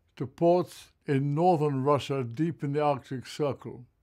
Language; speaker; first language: English; native; English